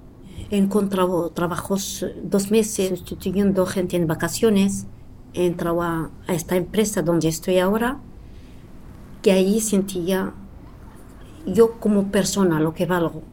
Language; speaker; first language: Spanish; non-native, fluent; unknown